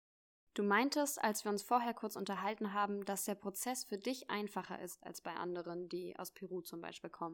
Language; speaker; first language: German; native; German